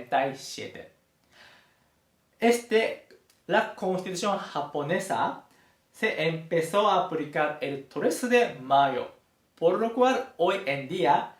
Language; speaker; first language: Spanish; non-native, fluent; Japanese